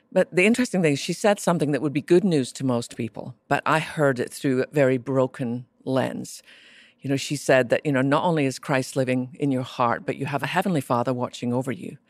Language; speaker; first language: English; native; English